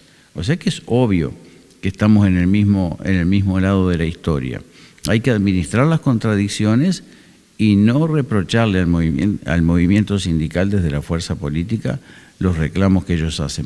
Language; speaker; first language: Spanish; native; Spanish